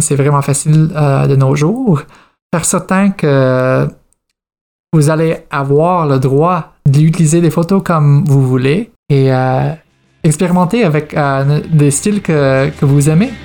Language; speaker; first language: French; non-native, fluent; English